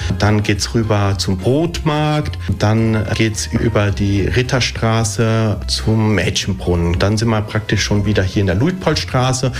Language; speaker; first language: German; early bilingual, other home language; Italian